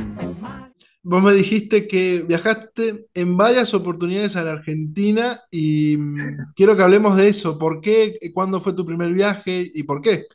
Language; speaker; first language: Spanish; native; Spanish